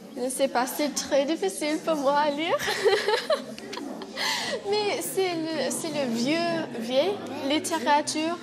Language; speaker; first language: French; non-native, learner; English